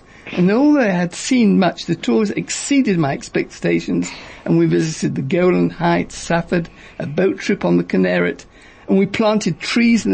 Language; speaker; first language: English; native; English